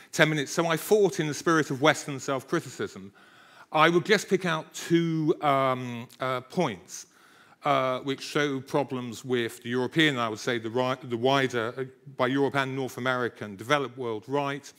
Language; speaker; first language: English; native; English